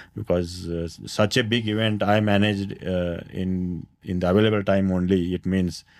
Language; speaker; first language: English; non-native, local second language; Kannada